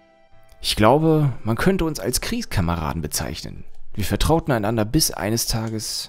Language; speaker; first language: German; native; German